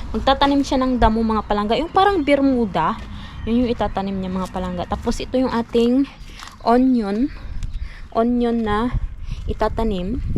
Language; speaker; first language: Filipino; non-native, local second language; Cebuano